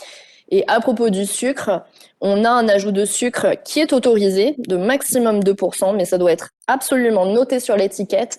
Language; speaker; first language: French; native; French